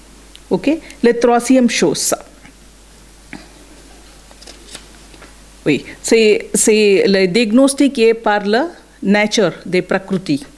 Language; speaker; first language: French; non-native, learner; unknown